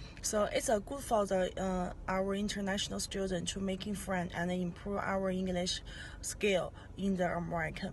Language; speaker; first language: English; non-native, learner; Chinese